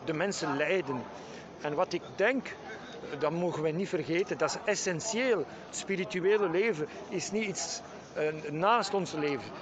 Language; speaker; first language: Dutch; non-native, local second language; French